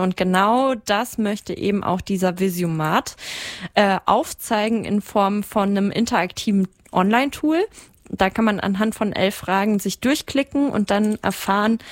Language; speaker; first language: German; native; German